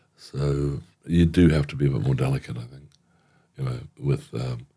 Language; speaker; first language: English; native; English